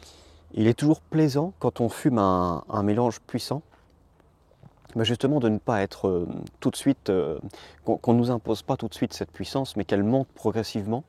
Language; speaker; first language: French; native; French